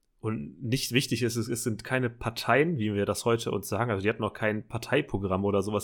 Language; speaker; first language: German; native; German